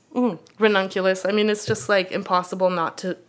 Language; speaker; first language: English; non-native, fluent; Swedish